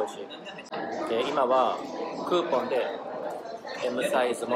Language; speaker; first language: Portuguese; non-native, learner; Japanese